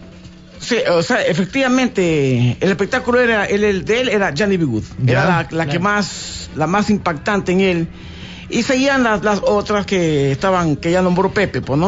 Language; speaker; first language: Spanish; native; Spanish